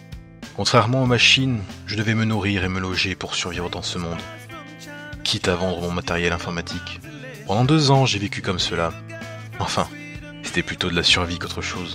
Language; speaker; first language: French; native; French